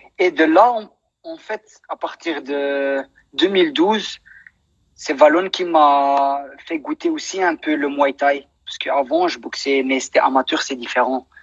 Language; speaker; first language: French; non-native, local second language; Dutch